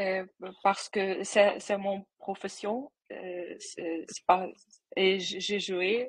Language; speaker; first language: French; non-native, learner; Ukrainian